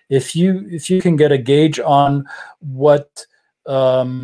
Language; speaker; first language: English; non-native, fluent; German